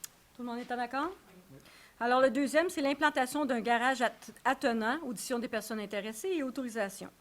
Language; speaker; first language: French; native; French